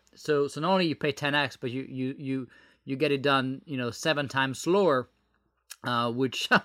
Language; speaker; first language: English; non-native, fluent; French